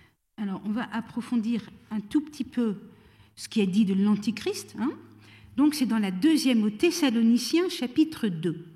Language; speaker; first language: French; native; French